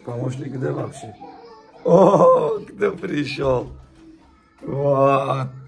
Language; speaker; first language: Russian; non-native, learner; Turkish